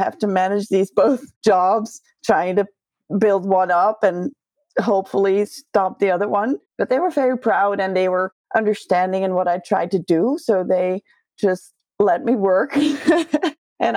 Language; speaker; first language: English; non-native, fluent; Dutch